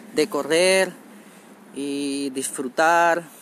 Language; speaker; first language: Spanish; native; Spanish